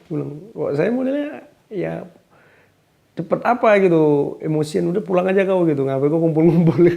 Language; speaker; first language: Indonesian; native; Indonesian